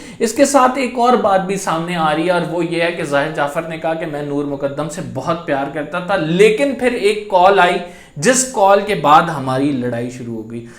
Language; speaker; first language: Urdu; native; Urdu